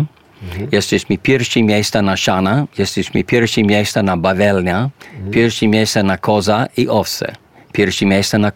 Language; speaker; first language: Polish; early bilingual, heritage; English